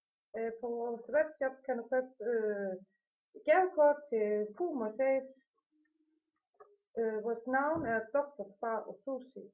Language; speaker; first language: Danish; non-native, learner; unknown